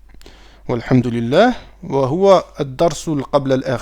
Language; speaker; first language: Arabic; non-native, fluent; French